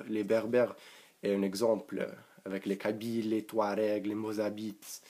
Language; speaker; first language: French; non-native, learner; English